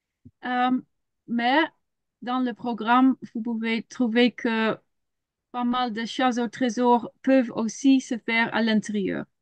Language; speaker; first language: French; non-native, learner; Dutch